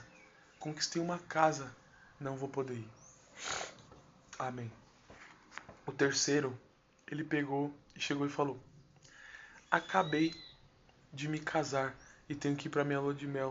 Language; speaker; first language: Portuguese; native; Portuguese